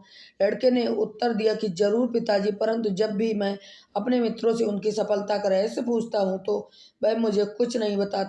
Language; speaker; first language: Hindi; native; Hindi